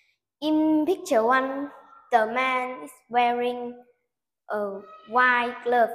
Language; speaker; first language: English; non-native, learner; Vietnamese